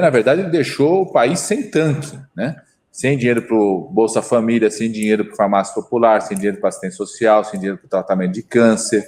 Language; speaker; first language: Portuguese; native; Portuguese